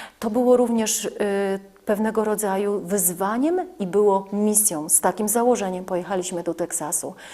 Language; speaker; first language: Polish; native; Polish